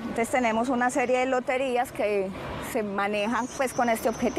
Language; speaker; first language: Spanish; native; Spanish